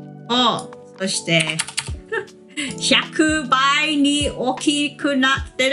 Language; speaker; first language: Japanese; non-native, learner; English